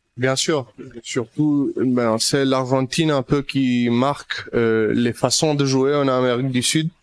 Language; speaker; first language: French; non-native, fluent; Spanish